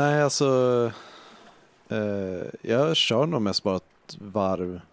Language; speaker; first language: Swedish; native; Swedish